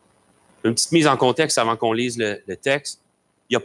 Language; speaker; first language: French; native; French